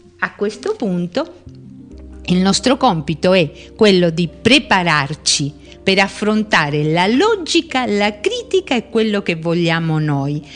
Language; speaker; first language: Italian; early bilingual, heritage; Spanish